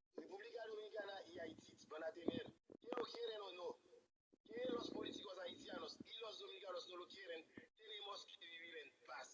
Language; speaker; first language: Spanish; non-native, fluent; Haitian Creole